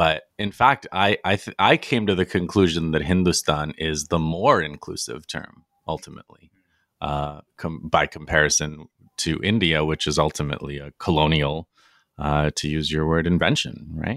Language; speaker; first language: English; native; English